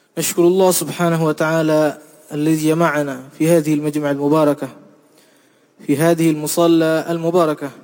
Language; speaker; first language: Arabic; non-native, fluent; Indonesian